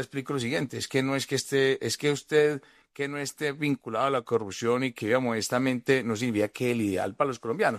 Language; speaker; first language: Spanish; native; Spanish